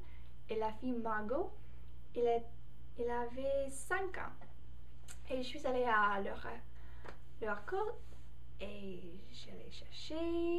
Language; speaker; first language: French; non-native, learner; English